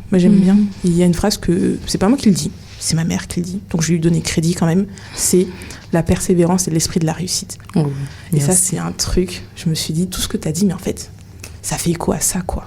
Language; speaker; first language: French; native; French